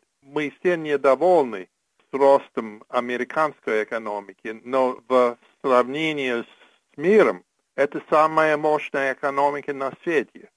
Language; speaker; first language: Russian; non-native, fluent; English